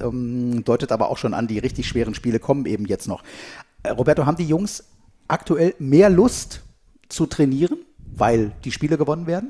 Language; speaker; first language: German; native; German